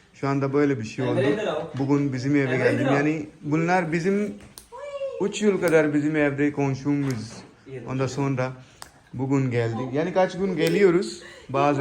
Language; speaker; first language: Turkish; non-native, learner; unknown